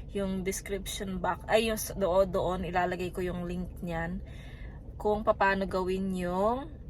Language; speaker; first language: Filipino; non-native, local second language; Pampanga